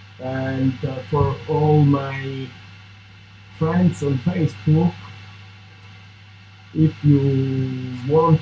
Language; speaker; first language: English; non-native, fluent; Italian